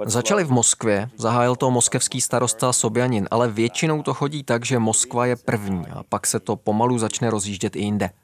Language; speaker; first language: Czech; non-native, fluent; Dutch